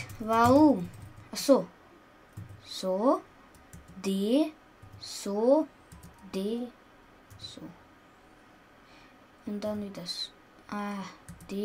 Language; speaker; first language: German; early bilingual, other home language; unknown